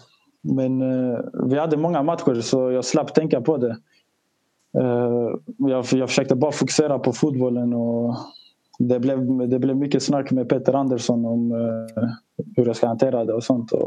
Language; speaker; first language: Swedish; early bilingual, other home language; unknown